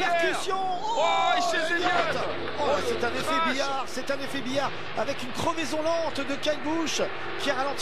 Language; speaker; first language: French; native; French